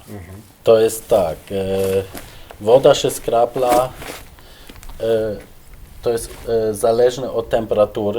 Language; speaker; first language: Polish; non-native, fluent; German